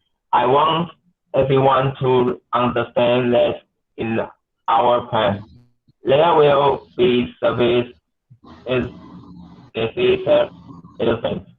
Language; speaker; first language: English; non-native, learner; Chinese